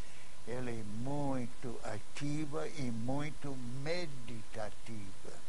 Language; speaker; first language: Portuguese; non-native, fluent; English